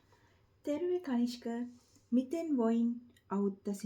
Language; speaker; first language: Finnish; non-native, learner; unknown